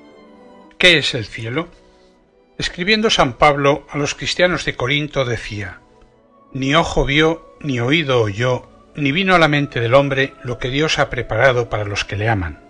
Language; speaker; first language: Spanish; native; Spanish